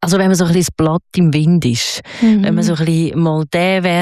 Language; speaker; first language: German; native; German